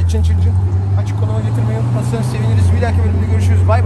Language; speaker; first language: Turkish; native; Turkish